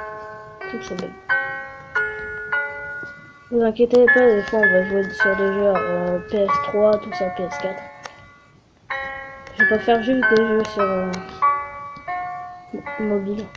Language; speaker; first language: French; native; French